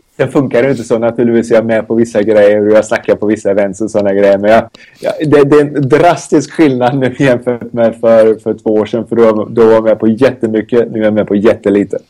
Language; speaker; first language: Swedish; native; Swedish